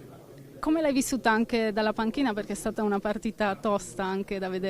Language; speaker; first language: Italian; native; Italian